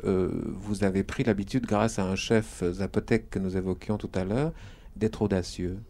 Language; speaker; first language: French; native; French